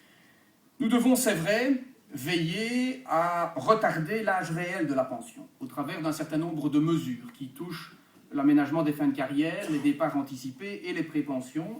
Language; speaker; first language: French; native; French